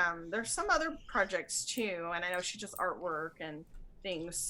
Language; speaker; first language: English; native; English